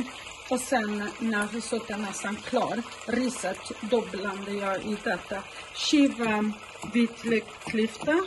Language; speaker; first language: Swedish; non-native, fluent; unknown